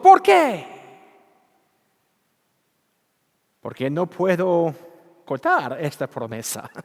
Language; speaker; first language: Spanish; non-native, learner; English